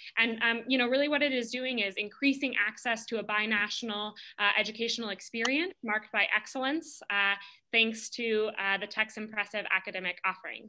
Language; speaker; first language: English; native; English